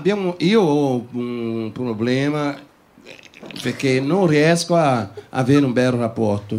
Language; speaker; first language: Italian; non-native, fluent; Portuguese